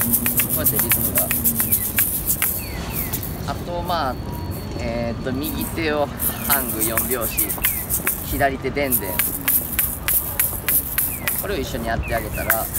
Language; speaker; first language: Japanese; native; Japanese